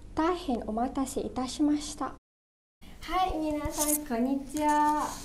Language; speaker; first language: Japanese; non-native, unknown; Malay